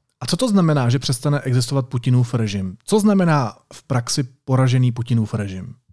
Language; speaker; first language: Czech; native; Czech